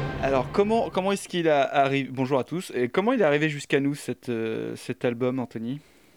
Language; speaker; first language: French; native; French